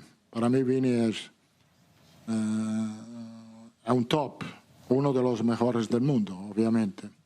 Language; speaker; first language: Portuguese; non-native, fluent; Italian